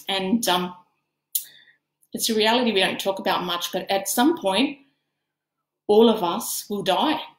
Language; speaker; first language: English; native; English